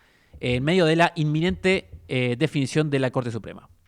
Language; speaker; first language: Spanish; native; Spanish